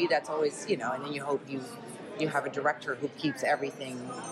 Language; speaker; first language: English; non-native, fluent; Dutch